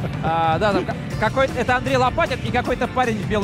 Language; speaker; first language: Russian; native; Russian